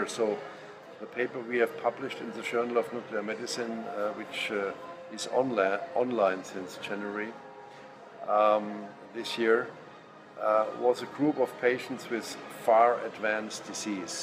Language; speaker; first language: English; non-native, fluent; German